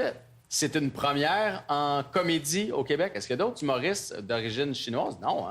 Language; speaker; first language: French; native; French